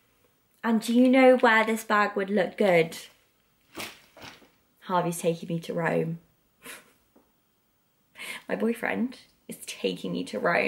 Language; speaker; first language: English; native; English